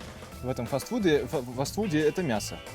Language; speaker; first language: Russian; native; Russian